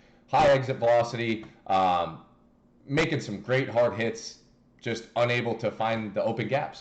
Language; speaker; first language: English; native; English